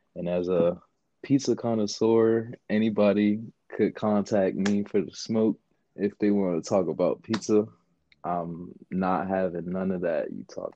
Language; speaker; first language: English; native; English